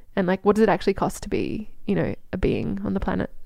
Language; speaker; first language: English; native; English